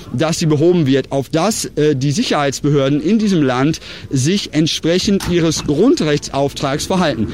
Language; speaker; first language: German; native; German